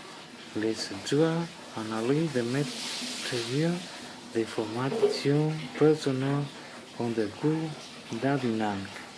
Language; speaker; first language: French; non-native, learner; Spanish